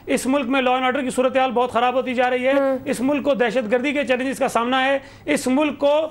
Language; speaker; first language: Urdu; native; Urdu